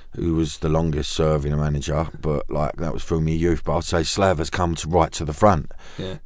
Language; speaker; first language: English; native; English